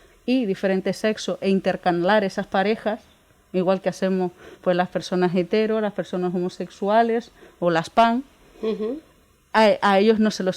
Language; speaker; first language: Spanish; native; Spanish